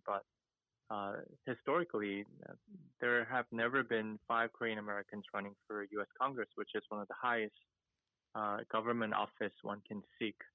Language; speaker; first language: English; early bilingual, other home language; Korean